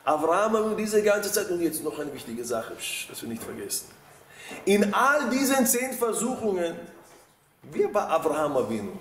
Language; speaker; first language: German; non-native, fluent; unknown